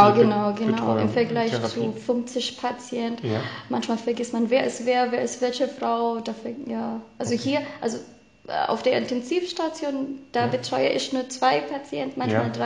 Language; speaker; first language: German; non-native, fluent; Filipino